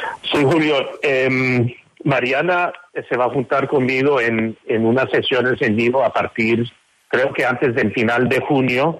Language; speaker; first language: Spanish; non-native, fluent; English